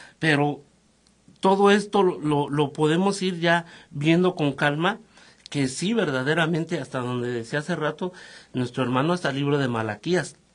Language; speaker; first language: Spanish; native; Spanish